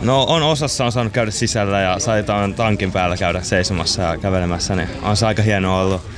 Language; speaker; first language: Finnish; native; Finnish